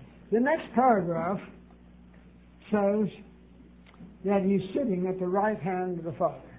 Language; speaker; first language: English; native; English